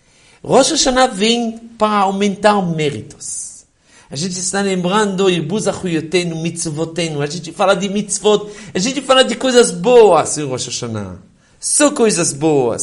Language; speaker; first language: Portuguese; non-native, fluent; Hebrew